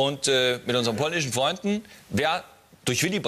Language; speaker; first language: German; native; German